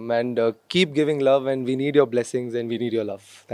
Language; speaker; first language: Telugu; non-native, local second language; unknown